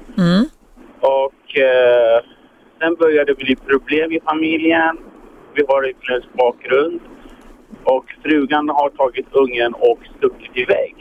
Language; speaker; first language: Swedish; early bilingual, other home language; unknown